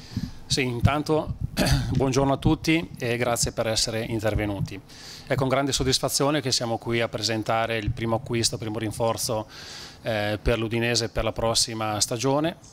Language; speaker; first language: Italian; native; Italian